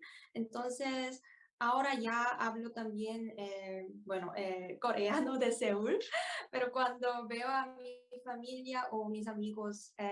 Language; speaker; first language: Spanish; non-native, fluent; Korean